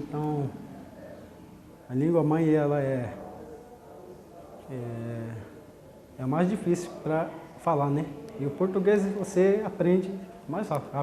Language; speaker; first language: Portuguese; non-native, local second language; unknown